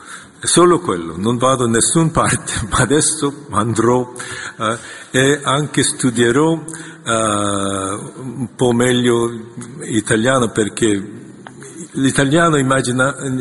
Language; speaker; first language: Italian; non-native, fluent; Korean